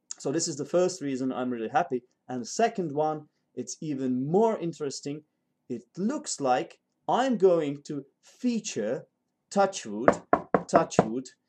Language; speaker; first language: English; non-native, fluent; Czech